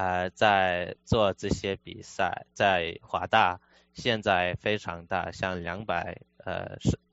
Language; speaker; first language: Chinese; early bilingual, heritage; Chinese